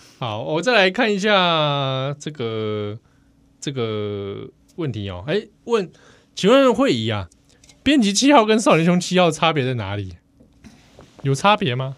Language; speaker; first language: Chinese; native; Chinese